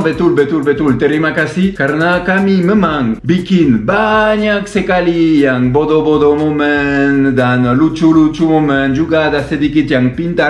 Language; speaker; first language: Indonesian; non-native, learner; French